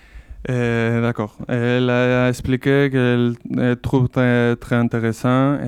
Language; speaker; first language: French; non-native, learner; Basque